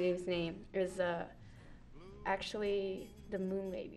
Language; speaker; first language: English; early bilingual, other home language; Vietnamese